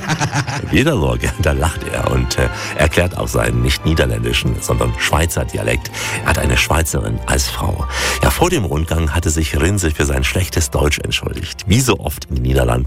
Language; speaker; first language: German; native; German